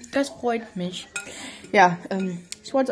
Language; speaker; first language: German; native; German